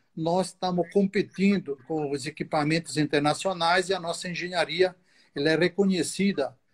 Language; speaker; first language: Portuguese; early bilingual, other home language; Italian